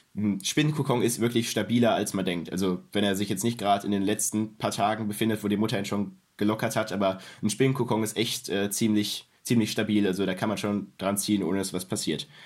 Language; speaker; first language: German; native; German